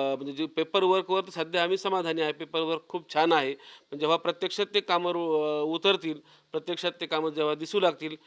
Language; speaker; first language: Marathi; native; Marathi